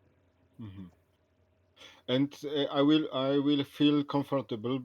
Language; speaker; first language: English; non-native, learner; Polish